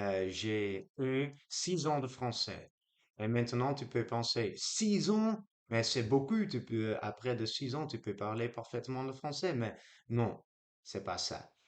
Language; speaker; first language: French; non-native, learner; Dutch